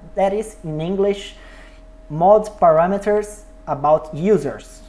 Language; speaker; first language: English; non-native, learner; Portuguese